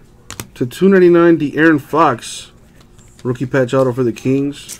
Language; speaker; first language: English; native; English